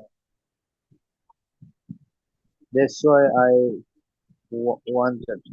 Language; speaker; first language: English; non-native, learner; Bangla